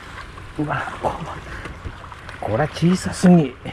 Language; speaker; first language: Japanese; native; Japanese